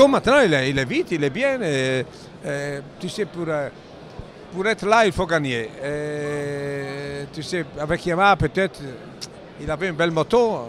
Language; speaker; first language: French; non-native, fluent; Italian